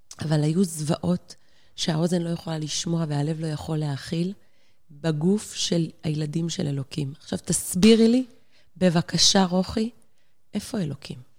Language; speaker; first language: Hebrew; native; Hebrew